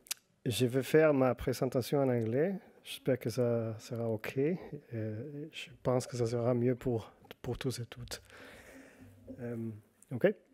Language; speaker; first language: French; non-native, fluent; Spanish